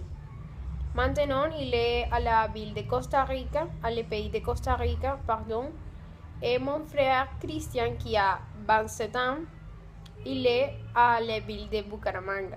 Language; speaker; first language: French; non-native, learner; Spanish